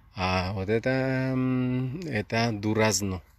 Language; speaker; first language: Russian; non-native, learner; Spanish